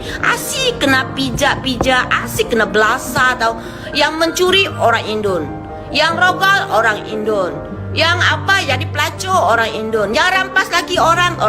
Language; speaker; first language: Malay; non-native, fluent; Indonesian